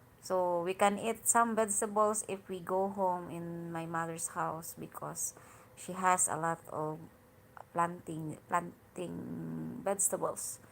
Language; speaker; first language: English; non-native, learner; Hiligaynon